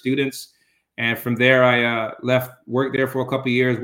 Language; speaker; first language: English; early bilingual, other home language; Jamaican Creole English